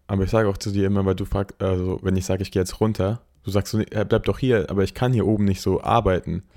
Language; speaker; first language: German; native; German